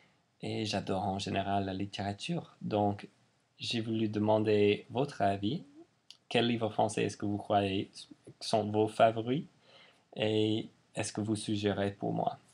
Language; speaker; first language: French; non-native, fluent; English